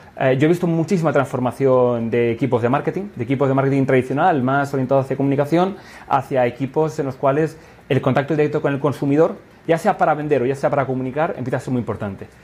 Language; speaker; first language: Spanish; native; Spanish